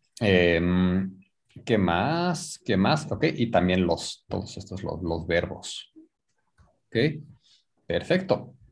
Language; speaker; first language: Spanish; non-native, fluent; English